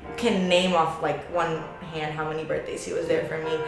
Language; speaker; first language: English; native; English